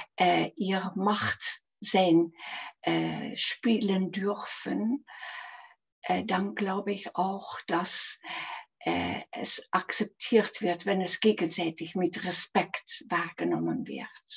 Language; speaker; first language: German; non-native, fluent; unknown